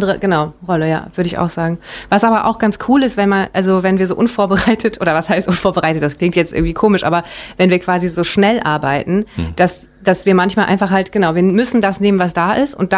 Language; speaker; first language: German; early bilingual, other home language; Japanese